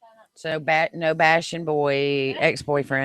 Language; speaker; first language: English; native; English